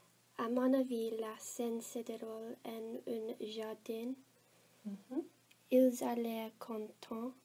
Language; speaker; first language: French; non-native, learner; English